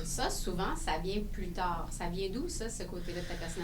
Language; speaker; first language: French; native; French